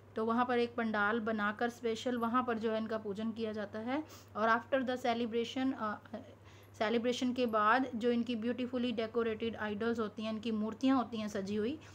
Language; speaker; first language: Hindi; non-native, local second language; Punjabi